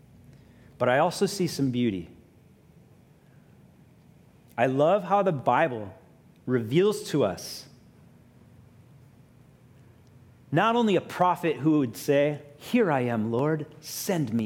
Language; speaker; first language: English; native; English